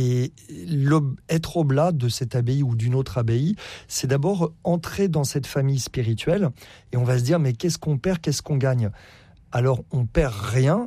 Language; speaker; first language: French; native; French